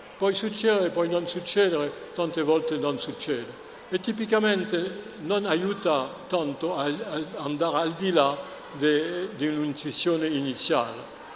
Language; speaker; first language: Italian; non-native, fluent; French